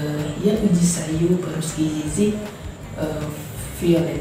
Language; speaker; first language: Russian; non-native, learner; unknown